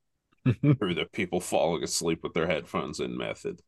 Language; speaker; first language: English; native; English